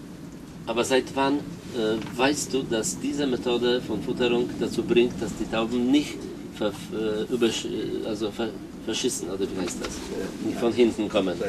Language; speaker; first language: German; non-native, fluent; Polish